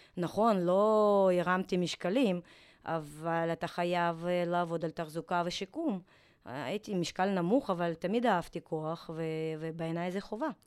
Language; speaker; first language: Hebrew; non-native, fluent; Russian